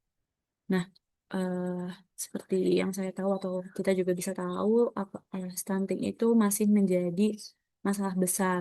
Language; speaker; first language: Indonesian; native; Indonesian